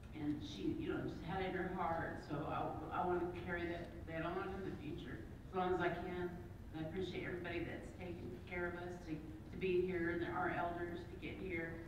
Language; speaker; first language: English; native; English